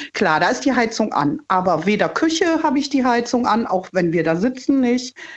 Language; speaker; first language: German; native; German